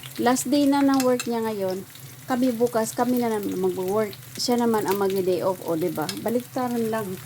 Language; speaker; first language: Filipino; non-native, local second language; Cebuano